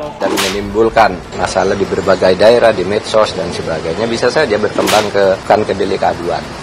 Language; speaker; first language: Indonesian; native; Indonesian